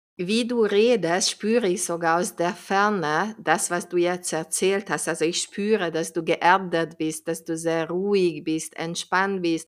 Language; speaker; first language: German; non-native, fluent; Hungarian